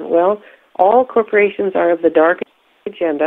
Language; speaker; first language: English; native; English